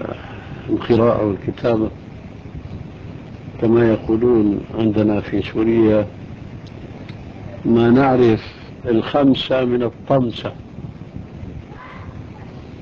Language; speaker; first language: Arabic; early bilingual, other home language; Albanian